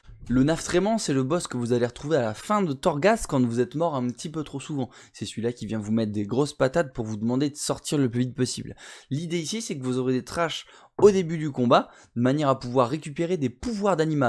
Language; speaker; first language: French; native; French